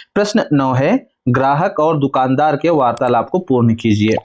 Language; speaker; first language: Hindi; non-native, local second language; Kannada